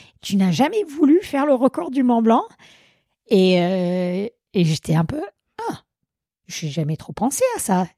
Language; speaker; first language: French; non-native, fluent; English